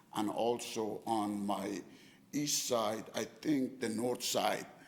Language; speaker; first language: English; non-native, fluent; Persian